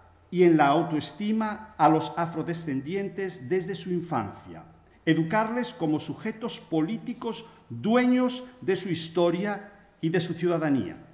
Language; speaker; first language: Spanish; native; Spanish